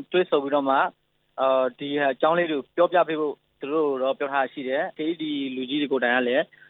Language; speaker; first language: Burmese; non-native, local second language; S'gaw Karen